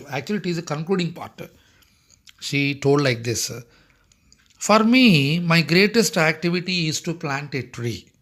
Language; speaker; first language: English; non-native, local second language; Telugu